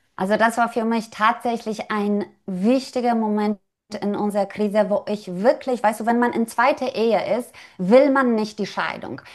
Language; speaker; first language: German; non-native, fluent; Polish